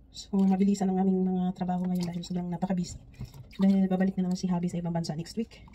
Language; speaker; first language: Filipino; non-native, local second language; Cebuano